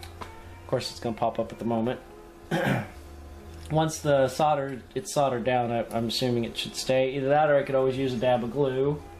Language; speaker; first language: English; native; English